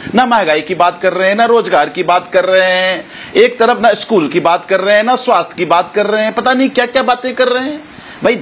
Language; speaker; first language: Hindi; native; Hindi